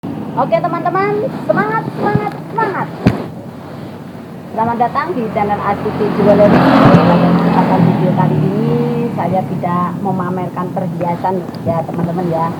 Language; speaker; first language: Indonesian; non-native, local second language; Javanese